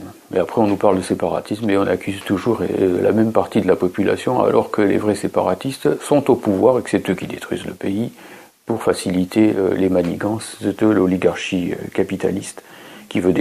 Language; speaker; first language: French; native; French